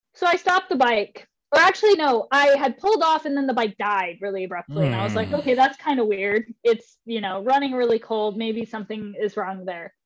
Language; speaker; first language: English; native; English